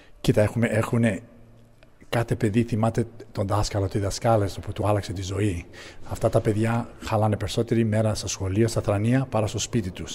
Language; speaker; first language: Greek; early bilingual, heritage; English